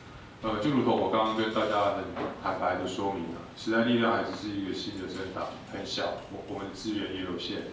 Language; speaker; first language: Chinese; native; Chinese